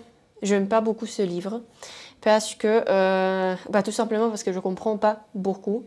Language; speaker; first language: French; non-native, fluent; Spanish